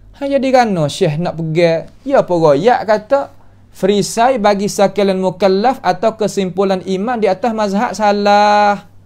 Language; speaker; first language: Malay; native; Malay